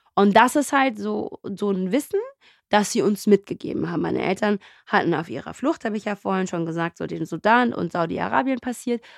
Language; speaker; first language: German; native; German